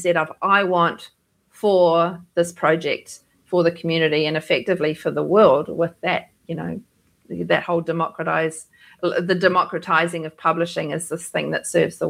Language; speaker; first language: English; native; English